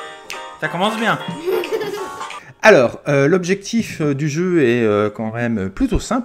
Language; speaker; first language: French; native; French